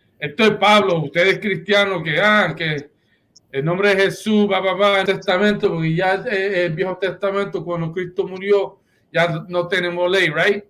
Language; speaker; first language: Spanish; early bilingual, heritage; Spanish